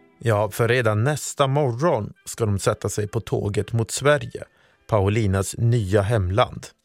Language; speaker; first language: Swedish; native; Swedish